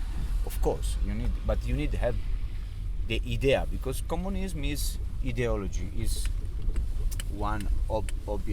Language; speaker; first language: English; non-native, learner; Italian